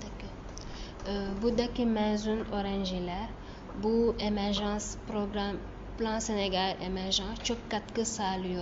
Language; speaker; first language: Turkish; non-native, learner; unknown